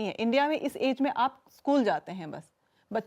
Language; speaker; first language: Hindi; native; Hindi